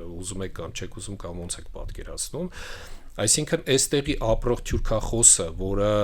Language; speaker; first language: Armenian; native; Armenian